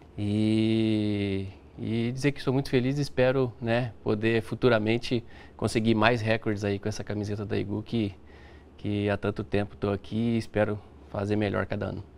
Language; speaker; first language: Portuguese; native; Portuguese